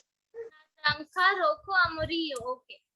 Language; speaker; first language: Spanish; non-native, learner; Hindi